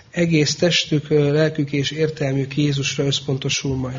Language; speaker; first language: Hungarian; native; Hungarian